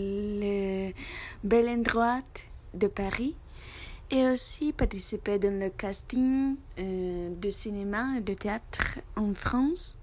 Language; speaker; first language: French; non-native, learner; Russian